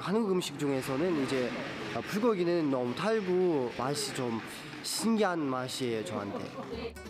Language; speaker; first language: Korean; non-native, learner; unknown